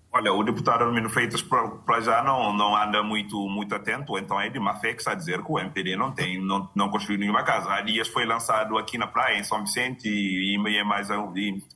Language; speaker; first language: Portuguese; non-native, local second language; Kabuverdianu